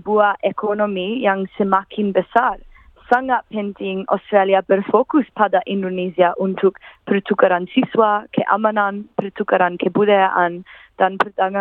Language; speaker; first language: Indonesian; non-native, fluent; English